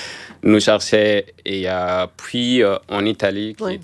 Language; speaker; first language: French; non-native, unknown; Arabic